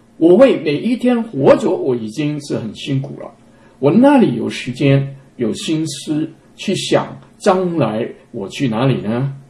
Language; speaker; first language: Chinese; non-native, local second language; Cantonese